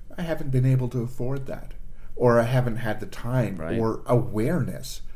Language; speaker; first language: English; native; English